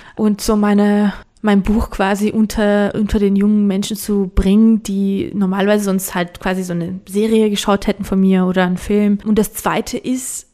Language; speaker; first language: German; non-native, fluent; Georgian